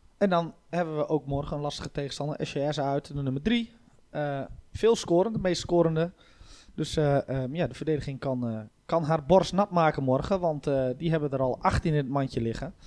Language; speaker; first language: Dutch; native; Dutch